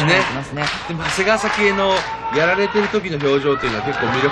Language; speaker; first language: Japanese; native; Japanese